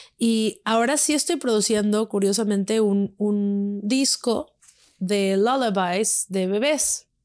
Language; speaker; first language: Spanish; native; Spanish